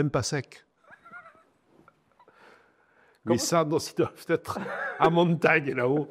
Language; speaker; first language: French; native; French